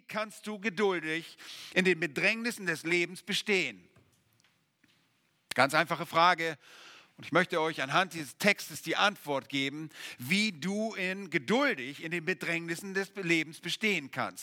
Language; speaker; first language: German; native; German